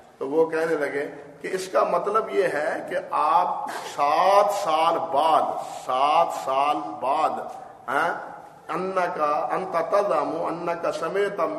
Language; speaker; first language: Urdu; native; Urdu